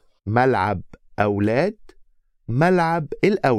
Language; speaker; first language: Arabic; native; Arabic